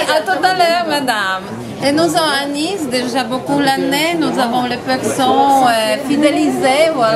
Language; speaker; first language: French; non-native, learner; Italian